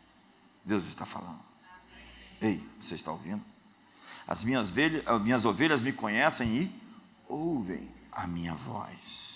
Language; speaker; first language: Portuguese; native; Portuguese